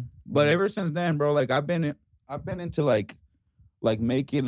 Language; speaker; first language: English; early bilingual, other home language; Spanish